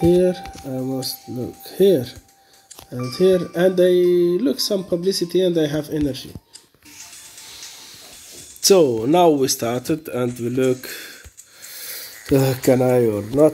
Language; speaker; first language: English; non-native, learner; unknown